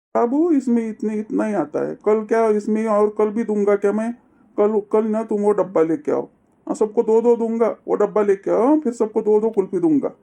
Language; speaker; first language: Hindi; non-native, local second language; Marathi